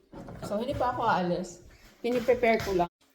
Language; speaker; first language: Filipino; non-native, local second language; Cebuano